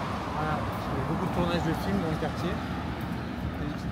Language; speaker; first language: French; native; French